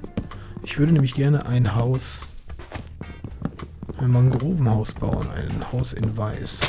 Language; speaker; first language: German; native; German